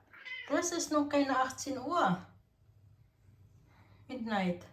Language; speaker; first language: German; non-native, fluent; Waray